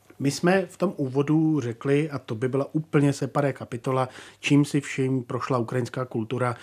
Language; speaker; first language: Czech; native; Czech